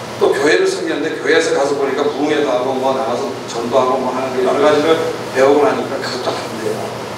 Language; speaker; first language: Korean; native; Korean